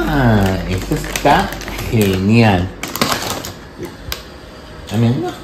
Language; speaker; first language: Spanish; native; Spanish